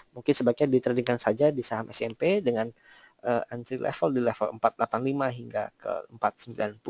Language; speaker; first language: Indonesian; native; Indonesian